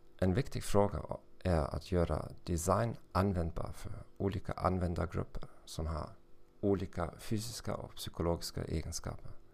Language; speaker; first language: Swedish; non-native, fluent; German